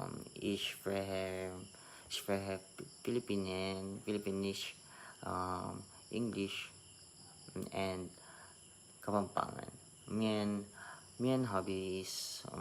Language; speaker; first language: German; non-native, learner; Filipino